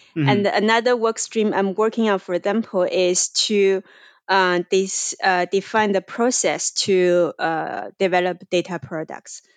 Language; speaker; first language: English; non-native, fluent; Chinese